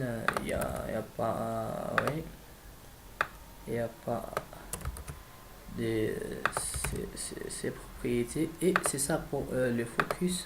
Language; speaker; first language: French; non-native, learner; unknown